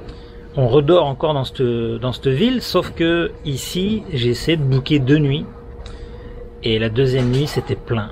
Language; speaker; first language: French; native; French